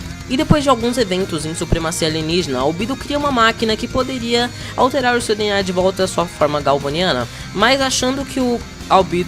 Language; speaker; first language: Portuguese; native; Portuguese